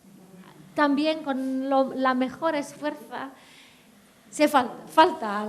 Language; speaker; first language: Spanish; non-native, fluent; Welsh